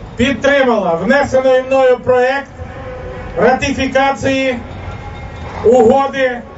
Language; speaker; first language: Ukrainian; native; Ukrainian